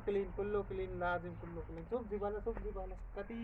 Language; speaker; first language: Arabic; non-native, learner; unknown